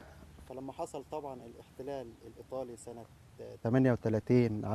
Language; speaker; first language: Arabic; native; Arabic